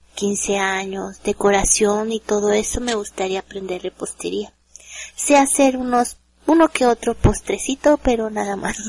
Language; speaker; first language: Spanish; native; Spanish